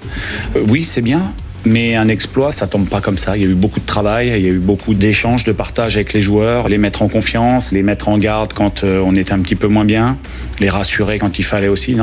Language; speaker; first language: French; native; French